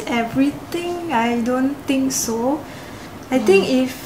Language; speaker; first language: English; non-native, local second language; Chinese